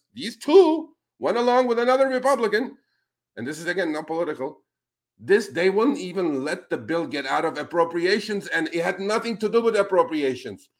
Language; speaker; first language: English; non-native, fluent; Spanish